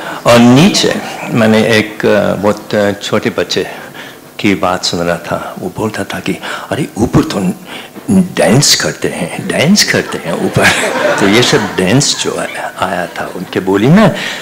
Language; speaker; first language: Hindi; non-native, fluent; English